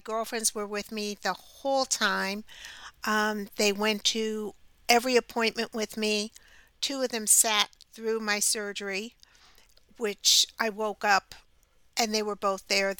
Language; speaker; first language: English; native; English